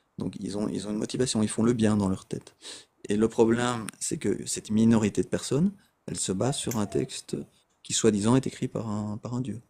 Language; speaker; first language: French; native; French